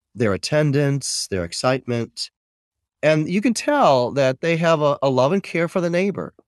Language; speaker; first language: English; native; English